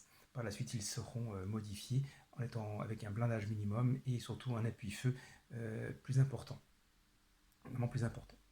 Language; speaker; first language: French; native; French